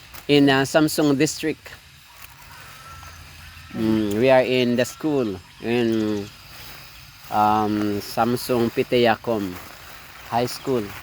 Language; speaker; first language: English; non-native, learner; Thai